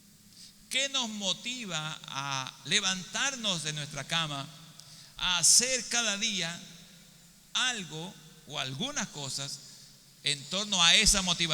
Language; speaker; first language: Spanish; native; Spanish